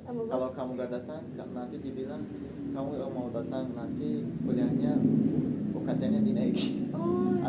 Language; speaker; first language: Indonesian; non-native, learner; Tajik